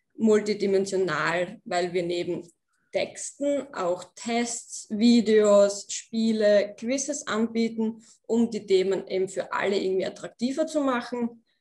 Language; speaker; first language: German; native; German